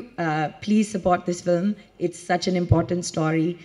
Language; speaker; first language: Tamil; early bilingual, heritage; Tamil